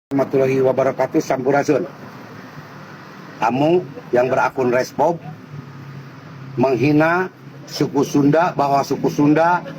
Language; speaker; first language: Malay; non-native, local second language; Sundanese